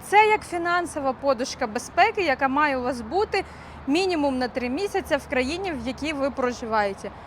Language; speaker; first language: Ukrainian; non-native, local second language; Russian